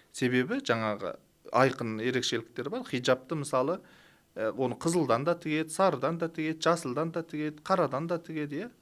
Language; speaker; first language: Kazakh; early bilingual, heritage; Kazakh